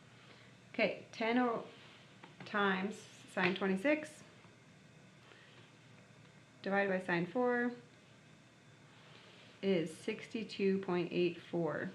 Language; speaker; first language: English; native; English